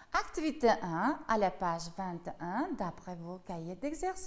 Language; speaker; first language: French; non-native, fluent; Uzbek